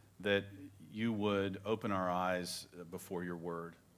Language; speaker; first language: English; native; English